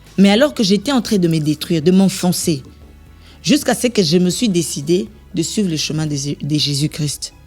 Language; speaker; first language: French; non-native, local second language; Lingala